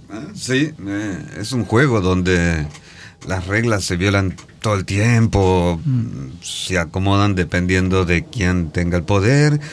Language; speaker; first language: Spanish; native; Spanish